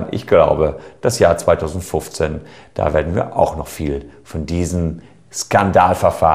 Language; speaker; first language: German; native; German